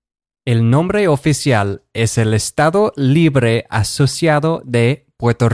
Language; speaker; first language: Spanish; non-native, fluent; English